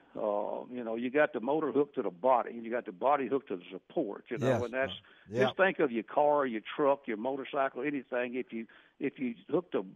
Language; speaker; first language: English; native; English